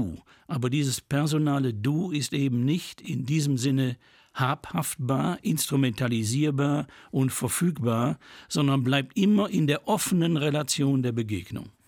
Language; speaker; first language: German; native; German